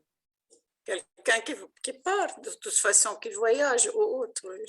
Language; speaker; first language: French; non-native, local second language; Arabic